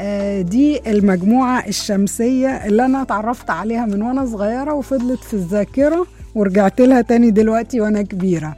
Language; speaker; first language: Arabic; native; Arabic